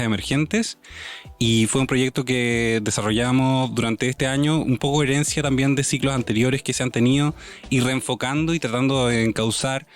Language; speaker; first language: Spanish; native; Spanish